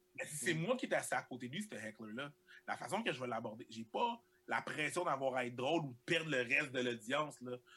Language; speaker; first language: French; early bilingual, other home language; Haitian Creole